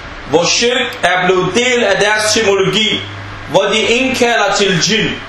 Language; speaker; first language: Danish; non-native, fluent; Arabic